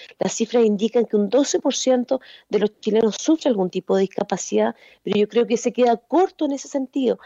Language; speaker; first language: Spanish; native; Spanish